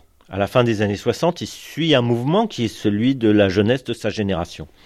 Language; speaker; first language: French; native; French